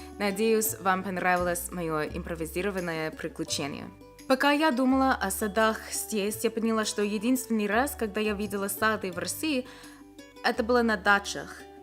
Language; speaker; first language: Russian; non-native, learner; English